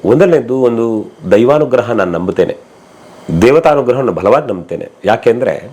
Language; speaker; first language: Kannada; native; Kannada